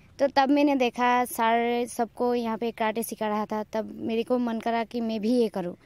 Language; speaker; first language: Hindi; non-native, local second language; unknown